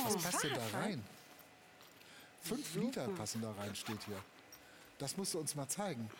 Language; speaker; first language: German; native; German